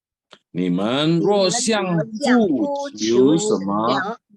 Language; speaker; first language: Chinese; early bilingual, heritage; Chinese